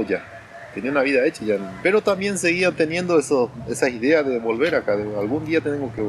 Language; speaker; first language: Spanish; native; Spanish